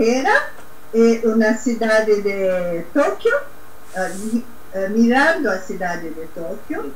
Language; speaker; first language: Spanish; non-native, learner; Portuguese